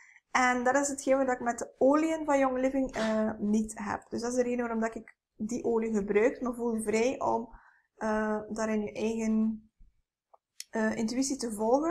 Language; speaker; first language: Dutch; native; Dutch